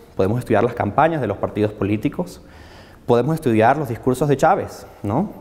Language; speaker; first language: Spanish; native; Spanish